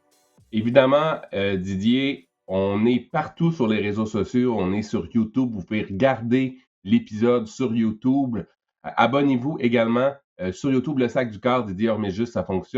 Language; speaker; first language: French; native; French